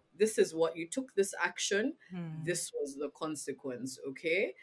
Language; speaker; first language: English; non-native, local second language; Ganda